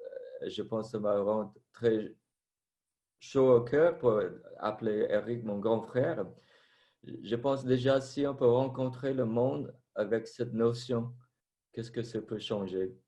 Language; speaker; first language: French; non-native, fluent; Vietnamese